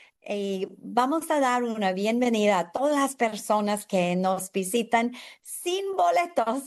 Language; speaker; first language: Spanish; non-native, learner; English